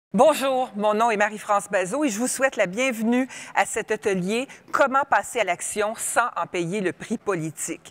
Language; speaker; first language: French; native; French